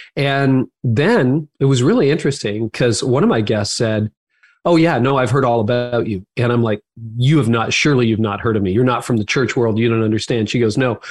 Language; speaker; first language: English; native; English